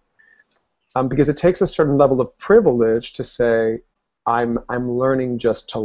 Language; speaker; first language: English; early bilingual, other home language; Spanish